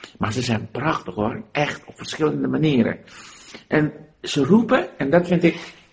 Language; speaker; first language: Dutch; native; Dutch